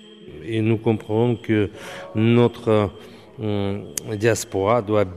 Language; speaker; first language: French; non-native, fluent; Russian